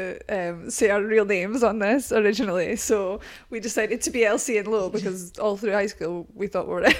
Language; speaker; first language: English; native; English